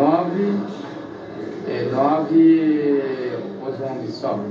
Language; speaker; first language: Portuguese; non-native, local second language; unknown